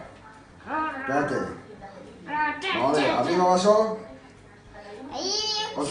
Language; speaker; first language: Spanish; native; Spanish